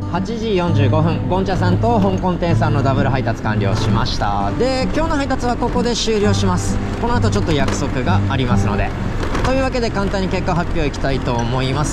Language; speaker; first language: Japanese; native; Japanese